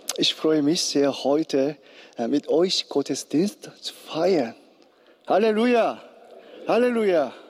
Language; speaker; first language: German; non-native, learner; Korean